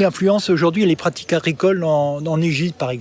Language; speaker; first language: French; native; French